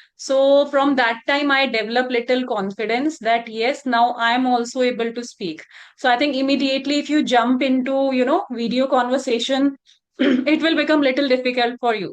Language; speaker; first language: English; non-native, local second language; Hindi